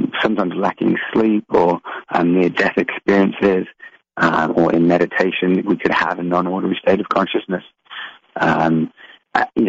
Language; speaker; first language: English; native; English